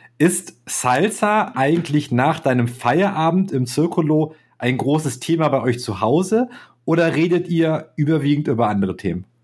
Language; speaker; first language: German; native; German